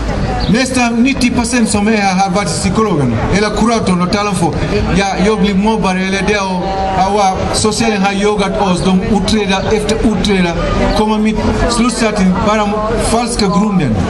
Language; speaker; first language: Swedish; non-native, fluent; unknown